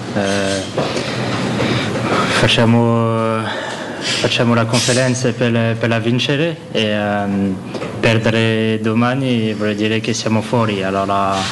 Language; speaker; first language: Italian; non-native, learner; French